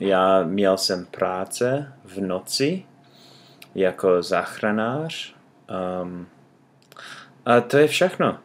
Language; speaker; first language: Czech; non-native, learner; English